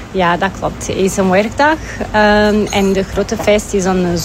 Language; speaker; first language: Dutch; non-native, learner; Portuguese